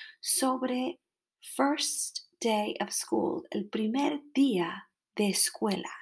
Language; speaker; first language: Spanish; non-native, fluent; English